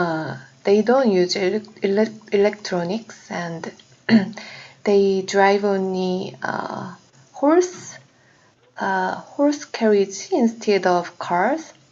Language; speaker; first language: English; non-native, learner; Korean